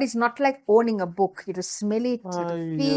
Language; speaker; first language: English; non-native, local second language; Sinhala